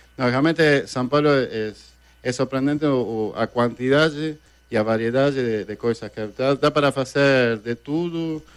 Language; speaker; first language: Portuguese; non-native, fluent; Spanish